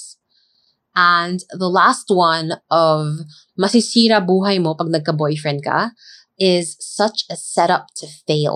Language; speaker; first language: English; non-native, local second language; Filipino